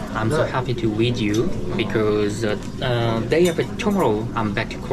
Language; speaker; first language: English; non-native, learner; Korean